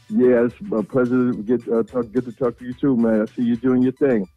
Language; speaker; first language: English; native; English